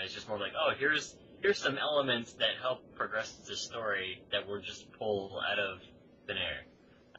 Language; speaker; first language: English; native; English